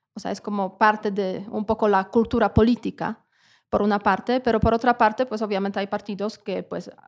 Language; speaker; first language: Spanish; non-native, fluent; Polish